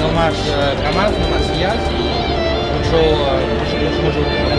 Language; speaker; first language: Spanish; non-native, learner; French